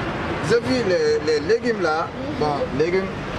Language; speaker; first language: French; non-native, learner; Wolof